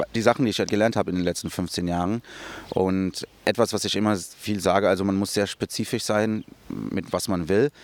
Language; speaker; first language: German; early bilingual, other home language; Portuguese